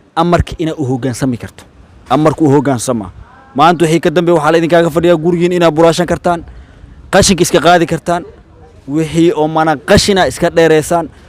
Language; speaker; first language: Somali; native; Somali